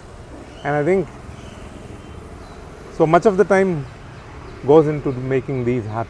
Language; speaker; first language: English; non-native, local second language; Tamil